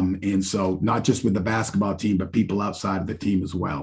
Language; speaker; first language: English; native; English